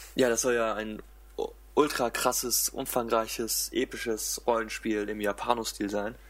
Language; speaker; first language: German; native; German